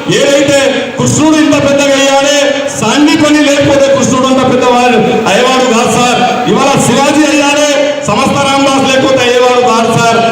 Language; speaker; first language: Telugu; non-native, local second language; Lambadi